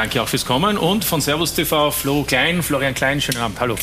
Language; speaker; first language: German; native; German